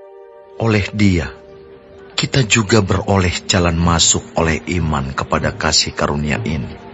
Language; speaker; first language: Indonesian; native; Indonesian